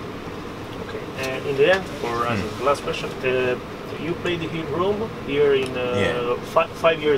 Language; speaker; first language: English; non-native, fluent; Italian